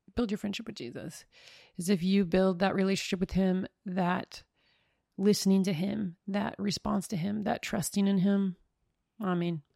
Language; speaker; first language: English; native; English